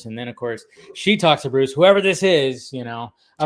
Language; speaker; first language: English; native; English